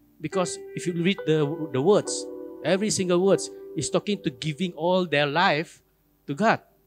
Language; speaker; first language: English; non-native, local second language; Malay